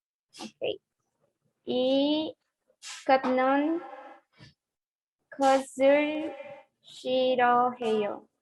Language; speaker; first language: Korean; non-native, learner; Spanish